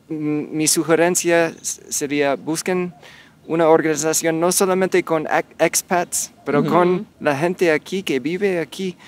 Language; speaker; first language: Spanish; non-native, fluent; English